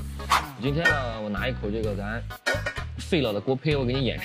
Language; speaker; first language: Chinese; native; Chinese